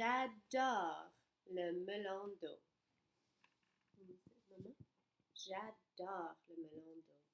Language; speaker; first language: French; non-native, fluent; English